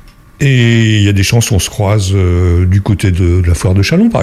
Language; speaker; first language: French; native; French